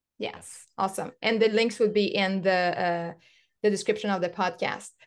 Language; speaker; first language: English; non-native, local second language; French